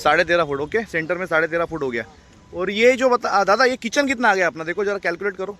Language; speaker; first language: Hindi; non-native, local second language; Marathi